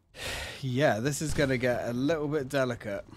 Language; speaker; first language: English; native; English